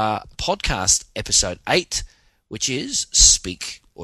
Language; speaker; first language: English; native; English